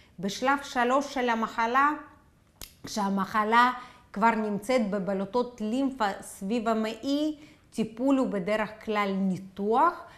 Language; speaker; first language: Hebrew; non-native, fluent; Russian